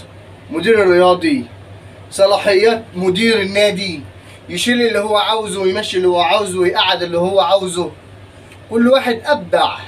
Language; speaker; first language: Arabic; native; Arabic